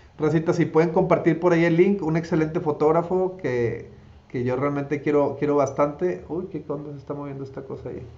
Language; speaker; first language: Spanish; native; Spanish